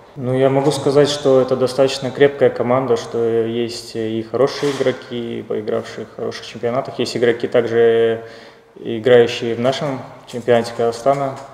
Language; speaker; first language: Russian; native; Russian